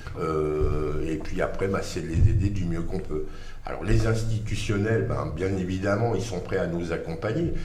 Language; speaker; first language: French; native; French